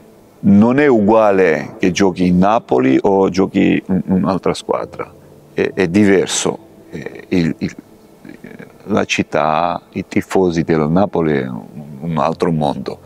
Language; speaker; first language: Italian; non-native, fluent; Georgian